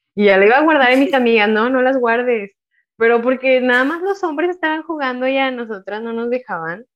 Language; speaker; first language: Spanish; native; Spanish